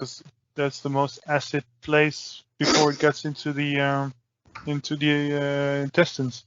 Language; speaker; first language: English; non-native, fluent; Dutch